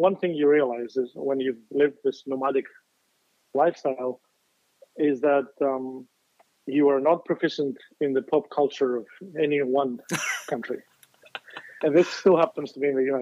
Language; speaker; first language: English; non-native, fluent; Greek